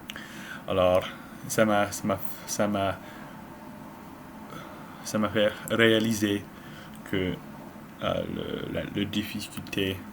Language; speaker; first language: French; non-native, learner; English